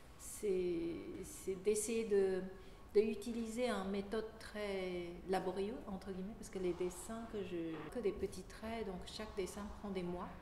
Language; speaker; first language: French; non-native, fluent; Chinese